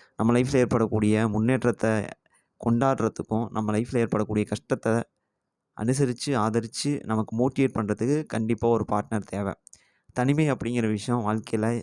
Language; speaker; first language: Tamil; native; Tamil